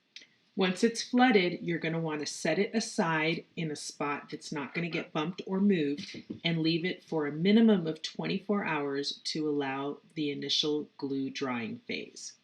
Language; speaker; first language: English; native; English